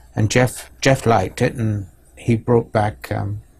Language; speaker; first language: English; native; English